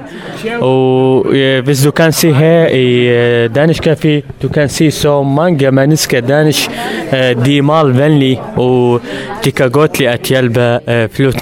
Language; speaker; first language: Danish; non-native, learner; Arabic